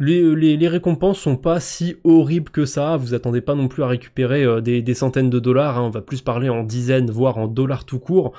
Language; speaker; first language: French; native; French